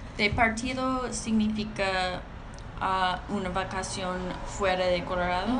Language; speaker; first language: Spanish; non-native, learner; English